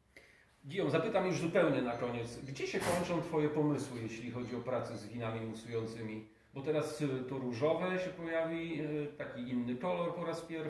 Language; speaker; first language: Polish; native; Polish